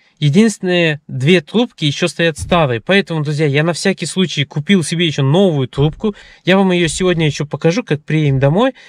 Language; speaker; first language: Russian; early bilingual, heritage; Russian